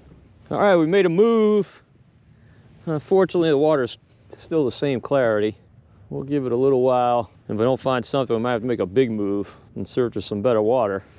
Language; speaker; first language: English; native; English